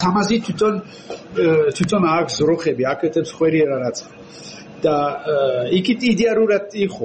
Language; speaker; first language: Georgian; non-native, learner; French